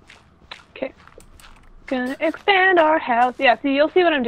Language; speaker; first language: English; native; English